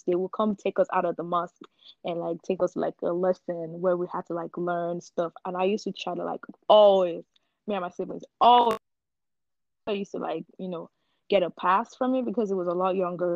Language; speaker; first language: English; non-native, local second language; Yoruba